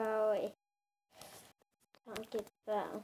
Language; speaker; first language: French; native; French